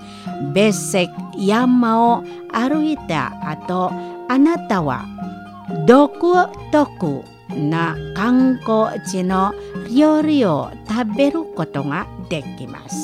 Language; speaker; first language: Japanese; non-native, fluent; Indonesian